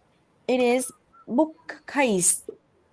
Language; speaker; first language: English; non-native, learner; Vietnamese